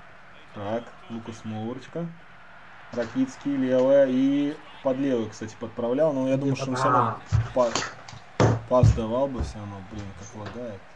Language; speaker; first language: Russian; native; Russian